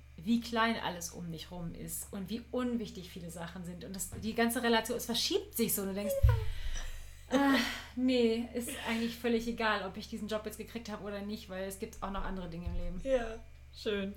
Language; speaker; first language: German; native; German